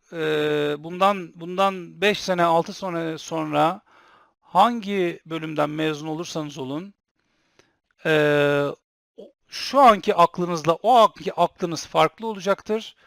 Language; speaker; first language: Turkish; native; Turkish